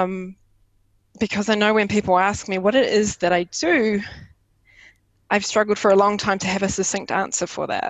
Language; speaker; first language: English; native; English